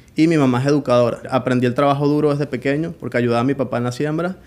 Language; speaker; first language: Spanish; native; Spanish